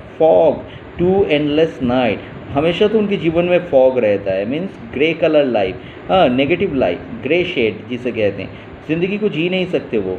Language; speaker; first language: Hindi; native; Hindi